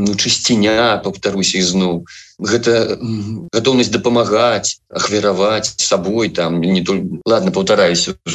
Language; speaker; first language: Belarusian; non-native, local second language; Russian